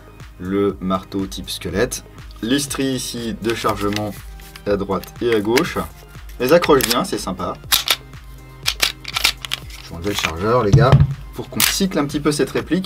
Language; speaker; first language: French; native; French